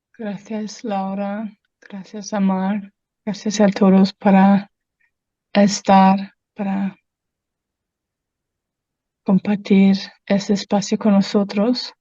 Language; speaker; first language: Spanish; non-native, fluent; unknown